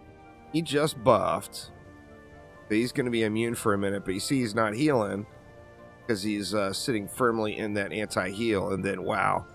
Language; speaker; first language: English; native; English